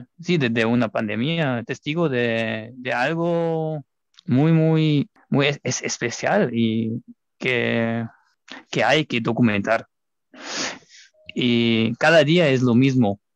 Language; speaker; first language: Spanish; non-native, fluent; German